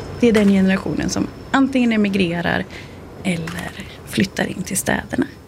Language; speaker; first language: Swedish; native; Swedish